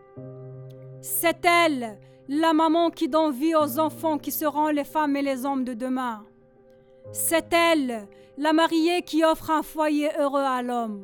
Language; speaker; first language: French; non-native, learner; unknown